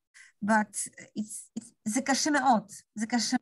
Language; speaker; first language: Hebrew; non-native, learner; English